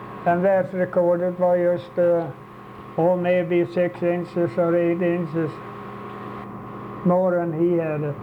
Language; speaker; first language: English; non-native, fluent; Swedish